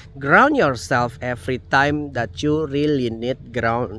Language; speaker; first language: English; non-native, learner; Indonesian